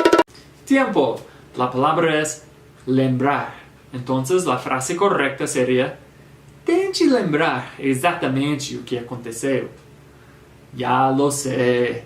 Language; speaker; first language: Spanish; non-native, fluent; English